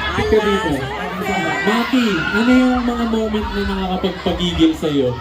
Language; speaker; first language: Filipino; native; Filipino